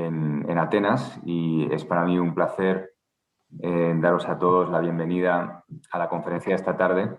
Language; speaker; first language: Spanish; native; Spanish